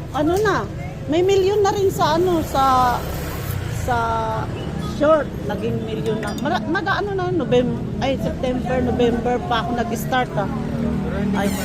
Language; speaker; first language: Filipino; non-native, local second language; Surigaonon